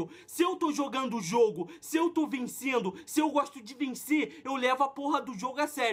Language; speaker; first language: Portuguese; native; Portuguese